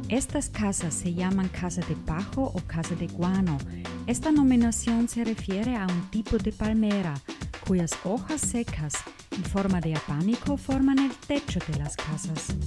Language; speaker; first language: Spanish; non-native, fluent; German